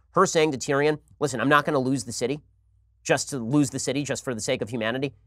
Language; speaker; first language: English; native; English